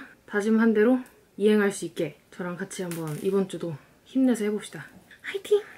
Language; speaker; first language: Korean; native; Korean